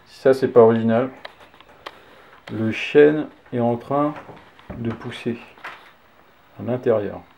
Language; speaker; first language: French; native; French